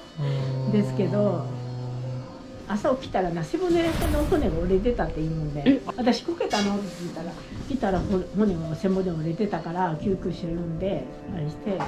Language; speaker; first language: Japanese; native; Japanese